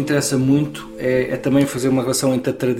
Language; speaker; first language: French; non-native, learner; Portuguese